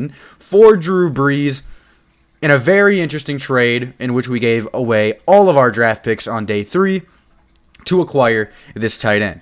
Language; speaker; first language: English; native; English